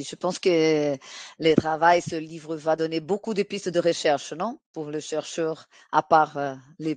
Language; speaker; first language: French; non-native, fluent; Portuguese